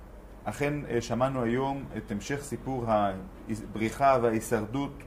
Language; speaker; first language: Hebrew; native; Hebrew